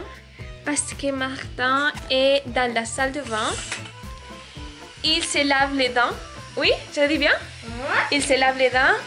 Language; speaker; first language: French; non-native, learner; Spanish